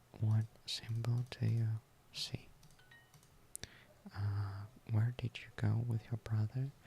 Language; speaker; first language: English; non-native, fluent; Russian